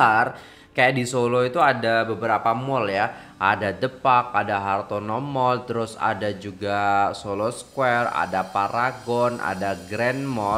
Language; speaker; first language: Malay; non-native, local second language; Javanese